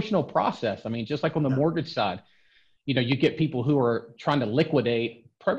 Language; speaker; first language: English; native; English